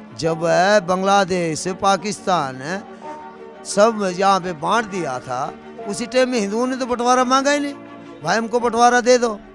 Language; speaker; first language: Urdu; non-native, local second language; Sindhi